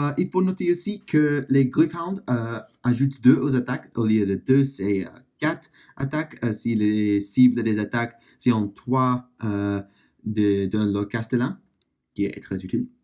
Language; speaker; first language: French; non-native, learner; English